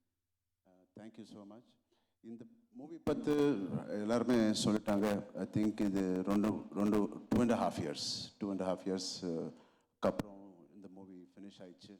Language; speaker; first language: Tamil; non-native, local second language; Telugu